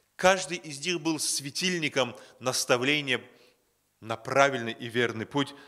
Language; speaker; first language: Russian; non-native, local second language; Azerbaijani